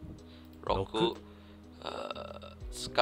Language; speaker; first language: Japanese; non-native, learner; English